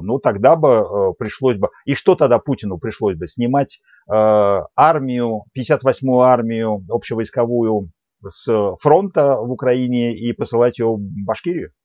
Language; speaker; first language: Russian; native; Russian